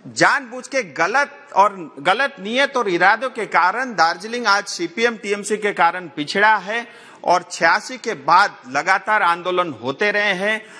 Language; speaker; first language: Hindi; non-native, local second language; Nepali